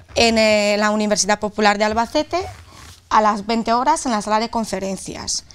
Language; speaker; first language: Spanish; non-native, fluent; Romanian